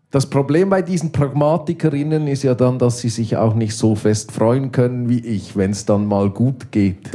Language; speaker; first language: German; non-native, local second language; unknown